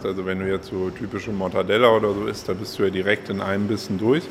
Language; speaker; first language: German; native; German